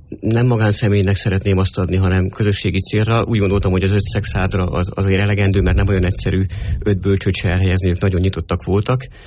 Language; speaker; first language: Hungarian; native; Hungarian